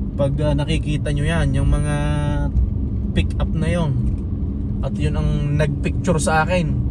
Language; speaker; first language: Filipino; native; Filipino